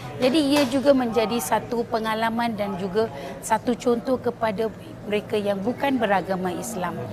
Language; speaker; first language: Malay; non-native, local second language; Tamil